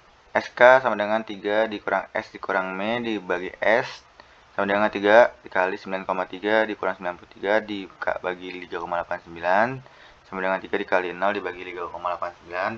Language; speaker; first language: Indonesian; native; Indonesian